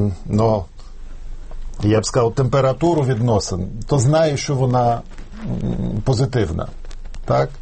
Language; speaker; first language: Ukrainian; non-native, fluent; Polish